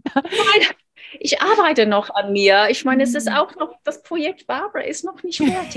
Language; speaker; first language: German; non-native, fluent; English